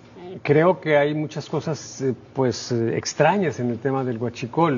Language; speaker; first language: Spanish; native; Spanish